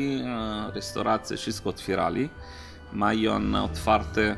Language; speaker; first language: Polish; non-native, learner; Italian